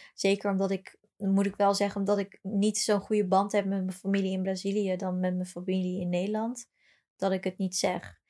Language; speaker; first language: Dutch; early bilingual, other home language; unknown